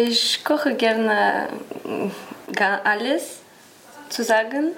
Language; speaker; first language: German; non-native, learner; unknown